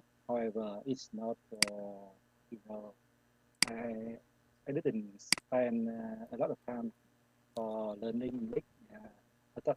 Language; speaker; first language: English; non-native, learner; Vietnamese